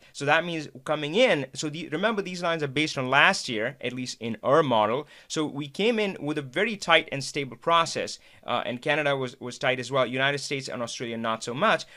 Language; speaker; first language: English; non-native, local second language; Hindi